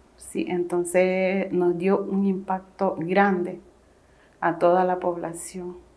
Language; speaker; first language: Spanish; native; Spanish